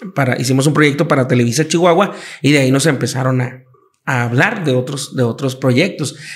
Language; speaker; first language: Spanish; native; Spanish